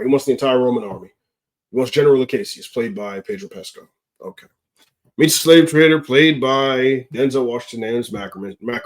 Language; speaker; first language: English; native; English